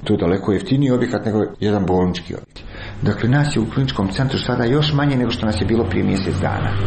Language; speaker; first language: Serbian; native; Serbian